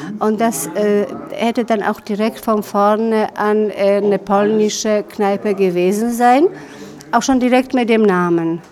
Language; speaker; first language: German; non-native, fluent; Polish